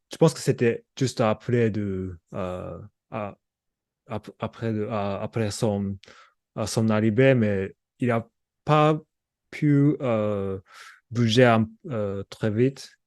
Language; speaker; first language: French; non-native, learner; Japanese